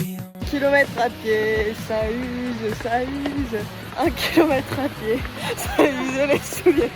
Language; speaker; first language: French; native; French